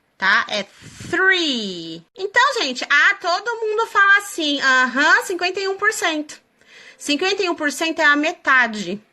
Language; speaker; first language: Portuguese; native; Portuguese